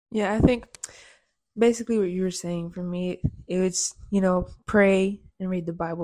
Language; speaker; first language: English; early bilingual, other home language; Spanish